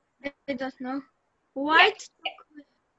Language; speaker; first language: English; non-native, learner; Russian